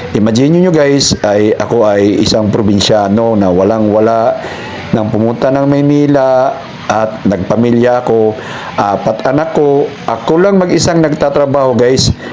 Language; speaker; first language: Filipino; non-native, local second language; Cebuano